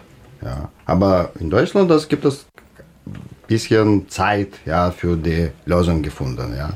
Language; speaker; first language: German; non-native, learner; Russian